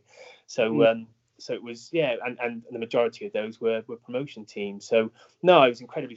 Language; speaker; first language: English; native; English